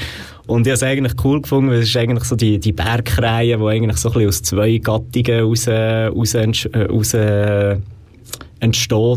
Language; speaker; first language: German; native; German